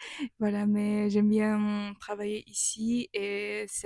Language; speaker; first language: French; non-native, fluent; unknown